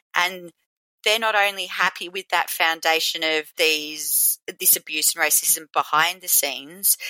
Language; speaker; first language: English; native; English